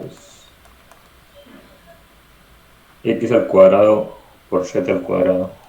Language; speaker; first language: Spanish; native; Spanish